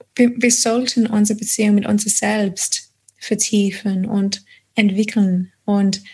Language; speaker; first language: German; non-native, fluent; English